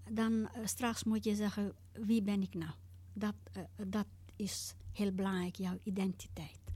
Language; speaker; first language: Dutch; non-native, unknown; Tibetan